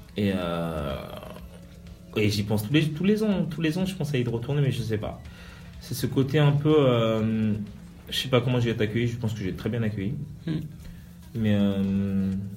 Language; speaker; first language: French; early bilingual, other home language; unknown